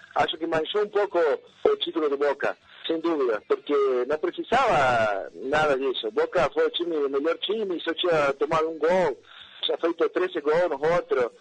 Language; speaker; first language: Portuguese; non-native, fluent; Spanish